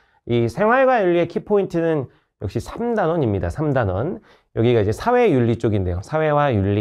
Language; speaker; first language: Korean; native; Korean